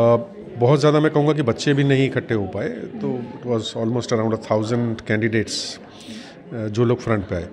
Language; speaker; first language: Hindi; native; Hindi